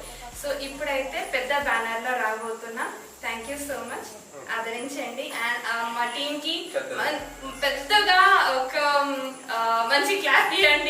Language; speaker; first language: Telugu; non-native, learner; Bangla